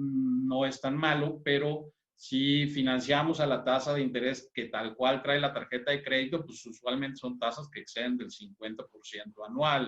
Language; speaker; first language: Spanish; native; Spanish